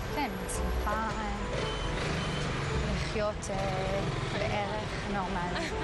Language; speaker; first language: Hebrew; early bilingual, heritage; Hebrew